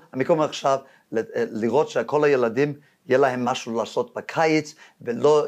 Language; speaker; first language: Hebrew; non-native, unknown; English